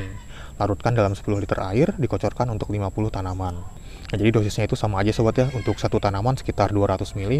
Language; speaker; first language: Indonesian; native; Indonesian